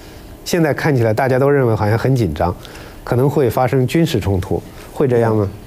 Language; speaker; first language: Chinese; native; Chinese